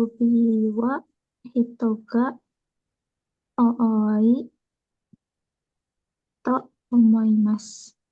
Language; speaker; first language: Japanese; non-native, learner; Indonesian